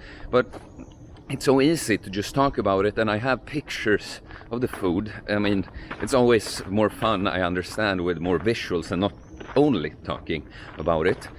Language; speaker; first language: English; non-native, fluent; Swedish